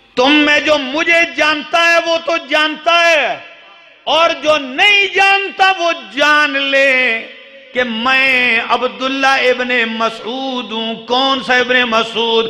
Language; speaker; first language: Urdu; non-native, local second language; Punjabi